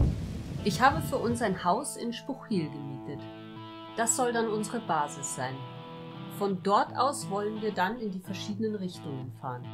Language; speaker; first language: German; native; German